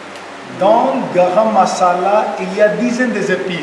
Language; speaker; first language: French; non-native, fluent; Hindi